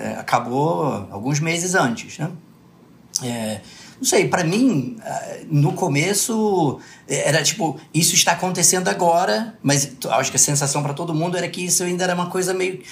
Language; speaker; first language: Portuguese; early bilingual, other home language; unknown